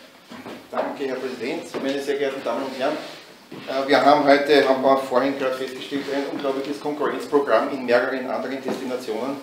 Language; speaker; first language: German; native; German